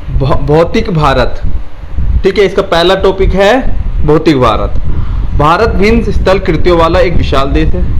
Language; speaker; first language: Hindi; native; Hindi